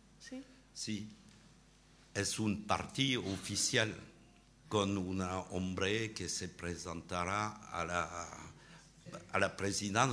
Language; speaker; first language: Spanish; non-native, learner; French